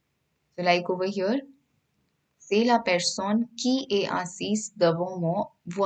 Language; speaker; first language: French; non-native, fluent; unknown